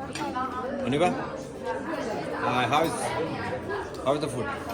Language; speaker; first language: English; non-native, local second language; Malayalam